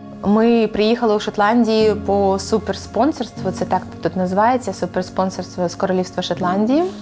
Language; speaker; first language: Ukrainian; native; Ukrainian